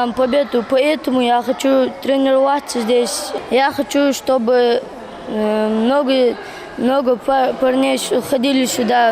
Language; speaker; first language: Russian; non-native, local second language; Ingush